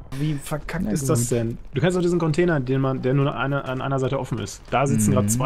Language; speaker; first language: German; native; German